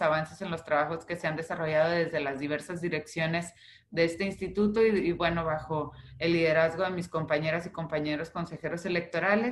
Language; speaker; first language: Spanish; native; Spanish